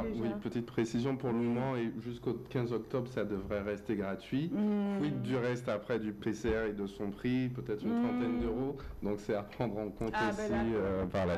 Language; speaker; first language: French; native; French